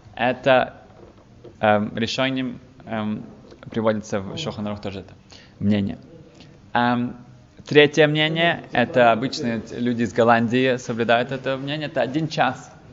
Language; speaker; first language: Russian; early bilingual, heritage; Russian